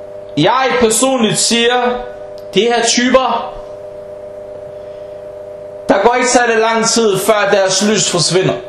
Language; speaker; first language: Danish; early bilingual, heritage; Danish